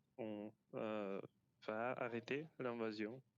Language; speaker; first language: French; non-native, fluent; Ukrainian